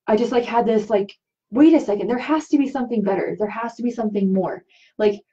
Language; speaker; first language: English; native; English